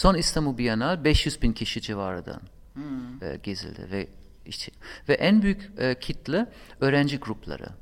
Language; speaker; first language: Turkish; non-native, fluent; German